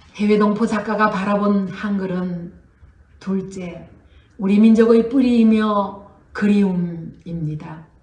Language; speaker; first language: Korean; native; Korean